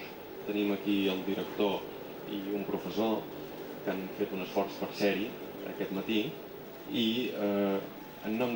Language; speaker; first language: Catalan; native; Catalan